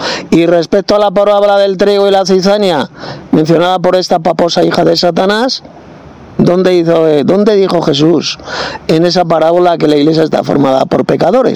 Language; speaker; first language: Spanish; native; Spanish